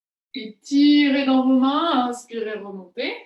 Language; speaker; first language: French; native; French